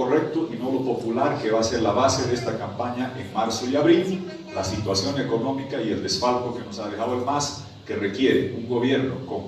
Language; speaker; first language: Spanish; native; Spanish